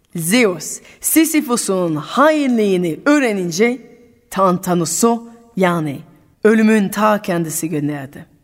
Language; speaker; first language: Turkish; non-native, fluent; French